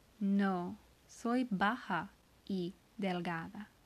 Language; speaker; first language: Spanish; non-native, learner; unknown